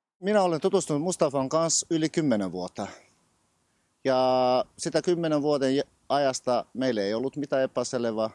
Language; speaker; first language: Finnish; non-native, fluent; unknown